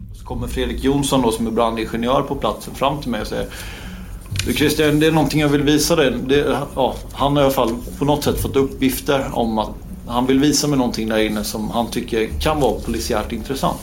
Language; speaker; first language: Swedish; native; Swedish